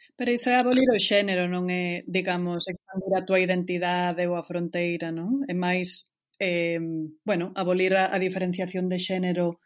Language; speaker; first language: Galician; native; Galician